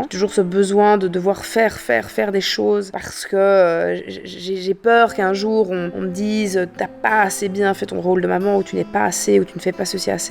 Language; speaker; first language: French; native; French